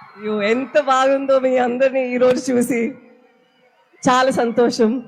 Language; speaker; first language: Telugu; non-native, local second language; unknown